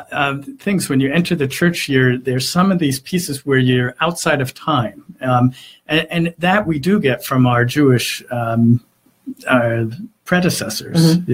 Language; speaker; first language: English; native; English